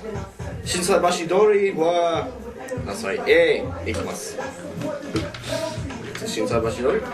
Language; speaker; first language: Japanese; non-native, learner; English